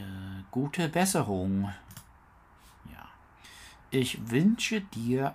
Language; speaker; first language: German; non-native, learner; English